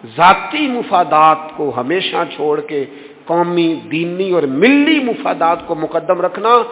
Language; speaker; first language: Urdu; non-native, local second language; Punjabi